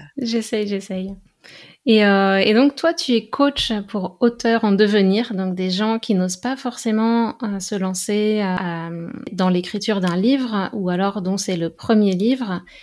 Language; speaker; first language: French; native; French